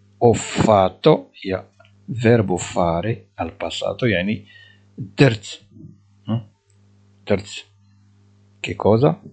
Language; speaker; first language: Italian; non-native, fluent; Arabic